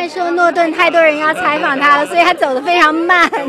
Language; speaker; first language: Chinese; native; Chinese